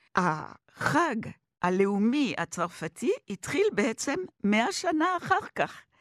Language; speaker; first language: Hebrew; non-native, fluent; French